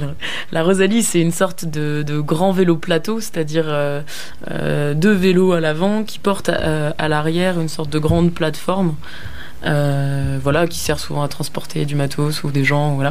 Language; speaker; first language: French; native; French